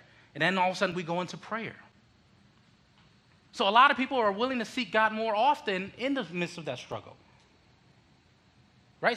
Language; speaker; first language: English; native; English